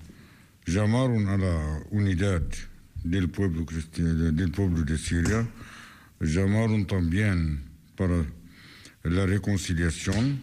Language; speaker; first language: Spanish; non-native, fluent; Arabic